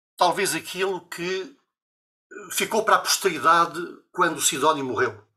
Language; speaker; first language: Portuguese; native; Portuguese